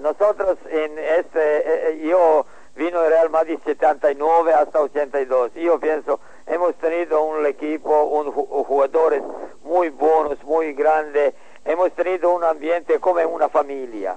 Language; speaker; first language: Spanish; non-native, learner; Serbian